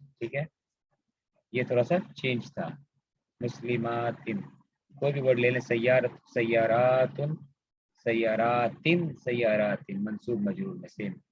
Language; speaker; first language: Urdu; native; Urdu